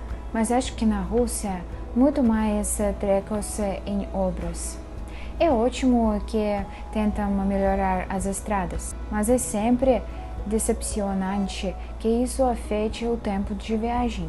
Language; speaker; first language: Portuguese; non-native, fluent; Russian